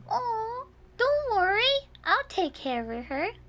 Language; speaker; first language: English; non-native, fluent; Japanese